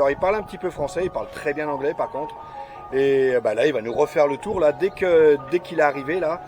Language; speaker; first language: French; native; French